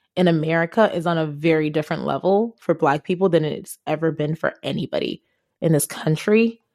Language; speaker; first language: English; non-native, local second language; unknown